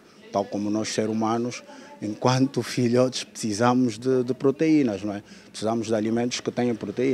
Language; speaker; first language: Portuguese; native; Portuguese